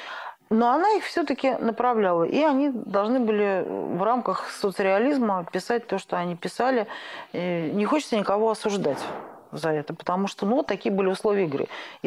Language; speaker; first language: Russian; native; Russian